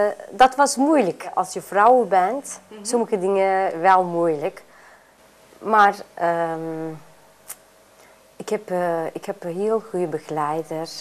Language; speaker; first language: Dutch; non-native, learner; Turkish